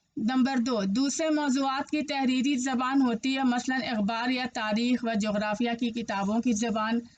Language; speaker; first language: Urdu; native; Urdu